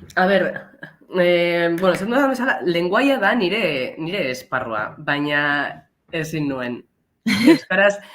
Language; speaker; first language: Basque; non-native, local second language; Spanish